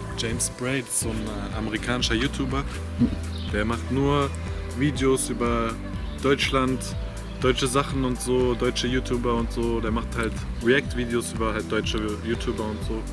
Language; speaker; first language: German; native; German